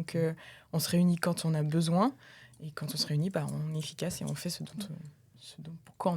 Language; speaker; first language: French; native; French